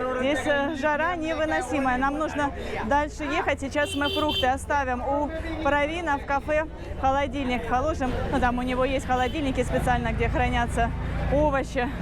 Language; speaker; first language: Russian; native; Russian